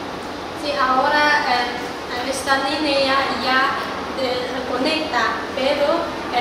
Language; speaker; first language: Spanish; non-native, learner; Chinese